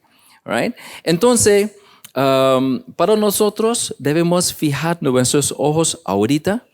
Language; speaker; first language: Spanish; non-native, learner; English